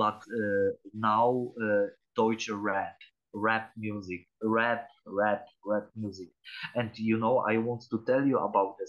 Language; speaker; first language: English; non-native, learner; Polish